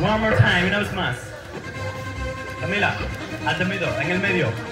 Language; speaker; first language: Spanish; native; Spanish